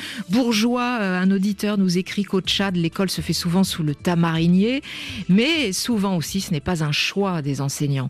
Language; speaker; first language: French; native; French